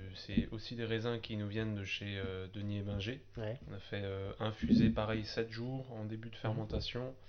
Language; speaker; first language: French; native; French